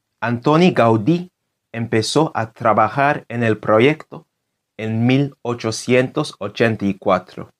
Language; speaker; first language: Spanish; non-native, fluent; English